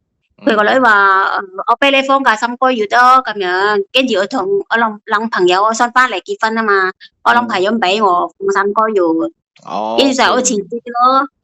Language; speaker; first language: Cantonese; non-native, fluent; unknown